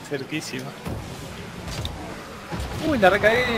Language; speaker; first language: Spanish; native; Spanish